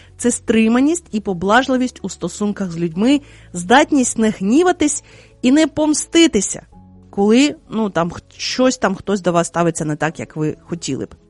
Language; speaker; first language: Ukrainian; native; Ukrainian